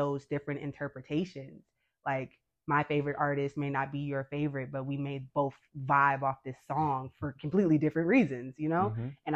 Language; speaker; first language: English; native; English